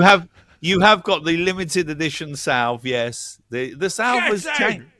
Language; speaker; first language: English; native; English